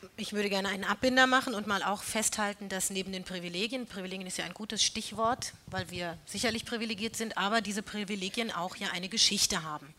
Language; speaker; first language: German; native; German